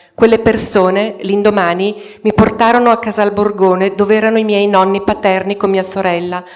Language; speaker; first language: Italian; native; Italian